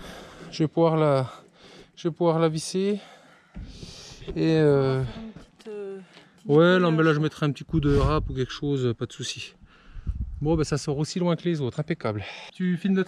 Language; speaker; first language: French; native; French